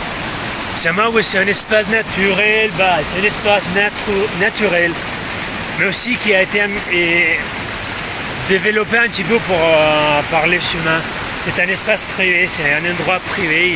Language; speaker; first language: French; non-native, fluent; Spanish